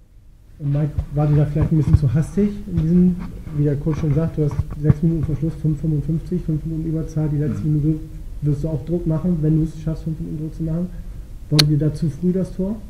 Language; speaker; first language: German; native; German